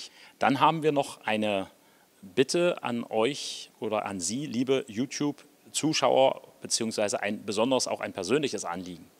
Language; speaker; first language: German; native; German